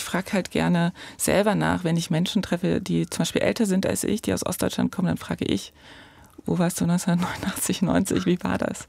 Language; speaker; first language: German; native; German